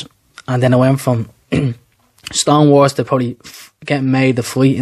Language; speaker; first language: English; native; English